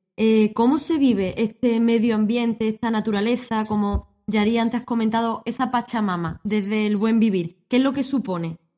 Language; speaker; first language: Spanish; native; Spanish